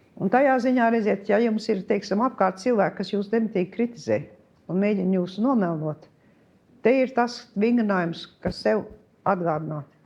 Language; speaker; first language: Latvian; early bilingual, heritage; Latvian